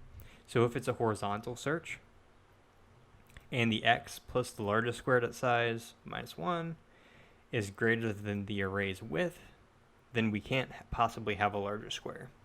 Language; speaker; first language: English; native; English